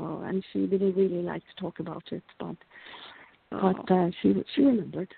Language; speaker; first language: English; non-native, fluent; Norwegian